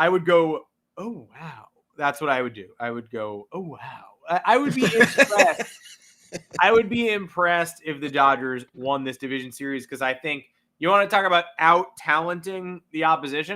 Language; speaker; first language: English; native; English